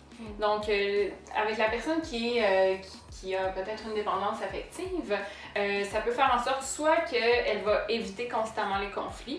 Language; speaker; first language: French; native; French